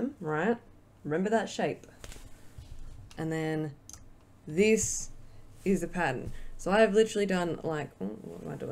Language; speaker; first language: English; native; English